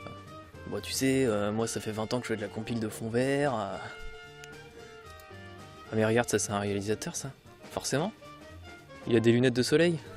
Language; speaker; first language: French; native; French